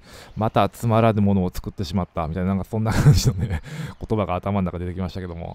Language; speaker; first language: Japanese; native; Japanese